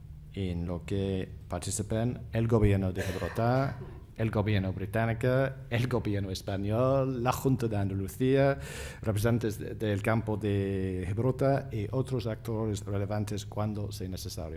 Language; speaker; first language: Spanish; non-native, fluent; English